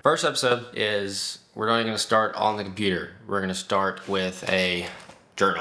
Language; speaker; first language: English; native; English